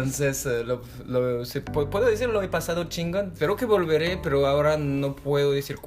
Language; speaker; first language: Spanish; non-native, fluent; French